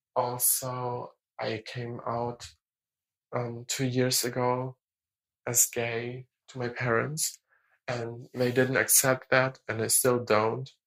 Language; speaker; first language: English; non-native, fluent; German